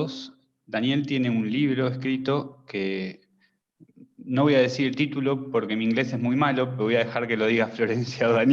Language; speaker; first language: Spanish; native; Spanish